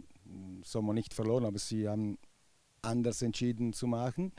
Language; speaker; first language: German; non-native, local second language; Italian